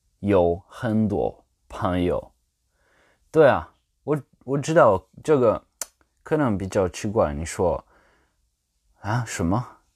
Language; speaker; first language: Chinese; non-native, learner; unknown